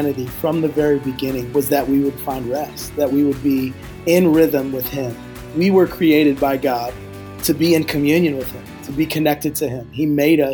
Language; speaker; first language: English; native; English